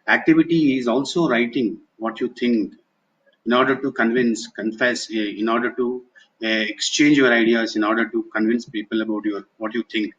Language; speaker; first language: English; non-native, local second language; Telugu